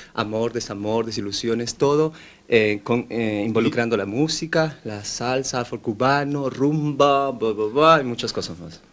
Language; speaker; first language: Spanish; native; Spanish